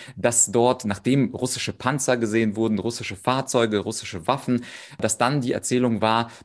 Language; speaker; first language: German; early bilingual, other home language; Russian